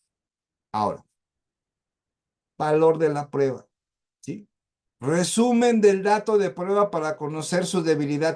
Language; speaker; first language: Spanish; native; Spanish